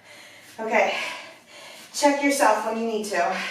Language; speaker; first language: English; native; English